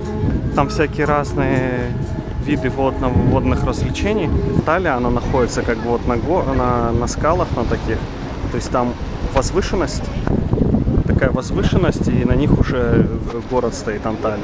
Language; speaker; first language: Russian; native; Russian